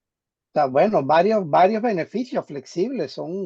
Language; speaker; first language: Spanish; native; Spanish